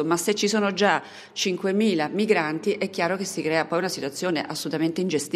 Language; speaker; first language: Italian; native; Italian